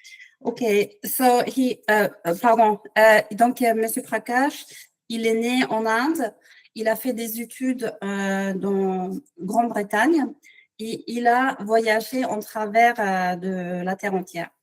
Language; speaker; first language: French; non-native, fluent; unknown